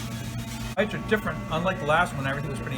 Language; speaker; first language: English; native; English